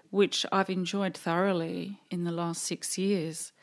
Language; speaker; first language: English; native; English